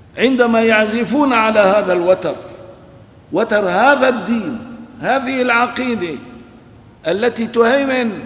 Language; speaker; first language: Arabic; non-native, local second language; Kurdish